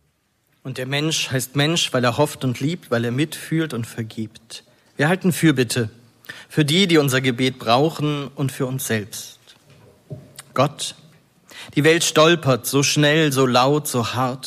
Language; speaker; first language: German; native; German